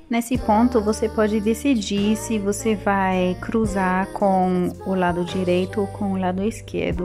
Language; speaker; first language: Portuguese; non-native, fluent; German